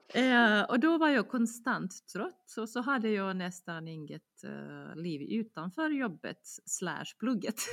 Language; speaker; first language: Swedish; non-native, fluent; Bosnian